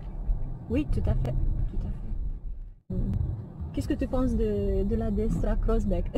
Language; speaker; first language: French; non-native, fluent; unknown